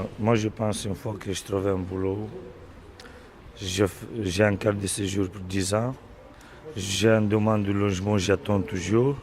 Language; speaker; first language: French; non-native, learner; Romanian